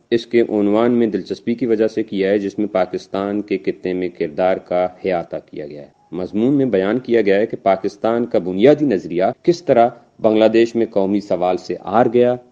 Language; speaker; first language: Urdu; non-native, local second language; Baluchi